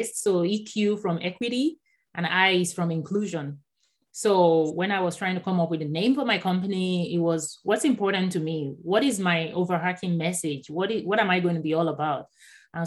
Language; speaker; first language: English; non-native, local second language; Yoruba